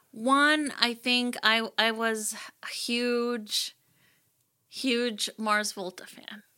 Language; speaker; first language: English; early bilingual, other home language; Spanish